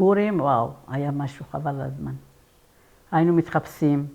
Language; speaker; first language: Hebrew; non-native, fluent; Persian